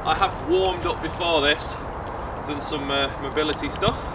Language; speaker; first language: English; native; English